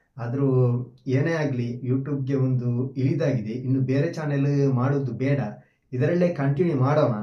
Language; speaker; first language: Kannada; non-native, local second language; Malayalam